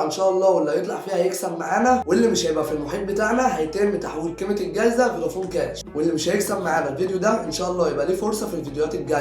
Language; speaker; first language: Arabic; native; Arabic